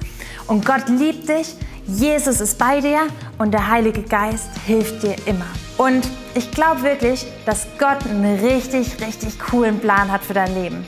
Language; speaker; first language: German; native; German